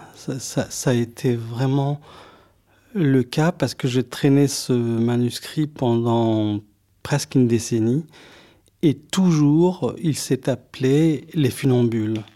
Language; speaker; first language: French; early bilingual, other home language; Arabic